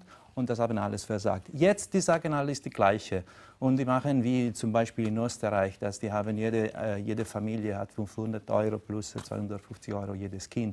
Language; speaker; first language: German; non-native, local second language; Italian